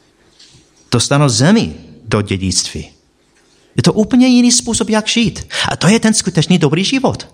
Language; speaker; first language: Czech; non-native, fluent; English